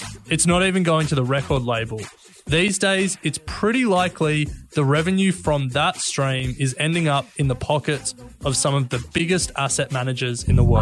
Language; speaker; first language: English; native; English